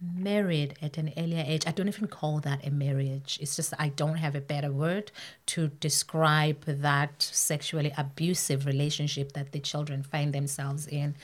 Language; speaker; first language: English; non-native, local second language; North Ndebele